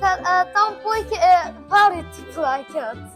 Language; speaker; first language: Macedonian; early bilingual, heritage; Macedonian